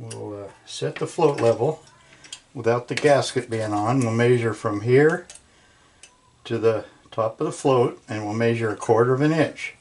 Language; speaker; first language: English; native; English